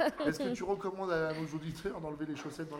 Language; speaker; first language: French; native; French